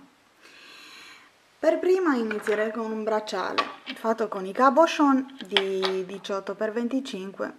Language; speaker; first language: Italian; non-native, fluent; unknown